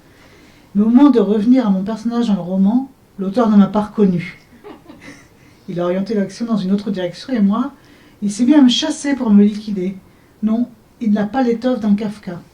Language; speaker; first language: French; native; French